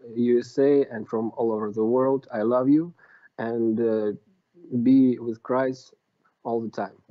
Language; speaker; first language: English; non-native, fluent; Russian